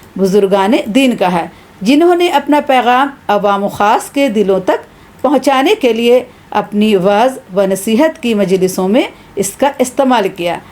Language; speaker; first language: Urdu; native; Urdu